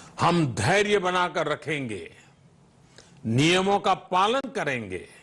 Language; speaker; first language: Hindi; non-native, local second language; Gujarati